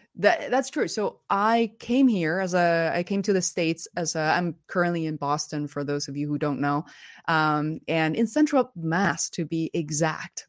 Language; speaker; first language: English; non-native, fluent; Chinese